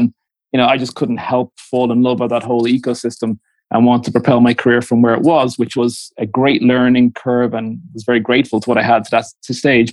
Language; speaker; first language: English; native; English